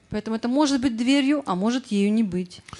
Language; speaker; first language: Russian; native; Russian